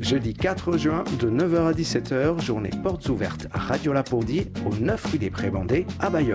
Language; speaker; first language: French; native; French